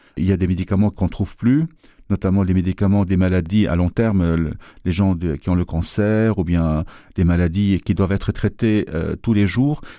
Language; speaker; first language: French; non-native, local second language; Arabic